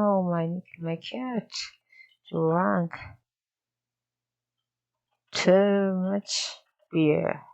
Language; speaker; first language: English; non-native, learner; Japanese